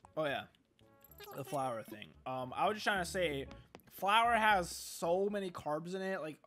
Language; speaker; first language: English; native; English